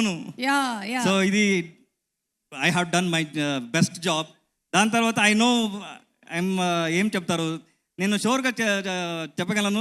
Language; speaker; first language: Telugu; non-native, learner; Kannada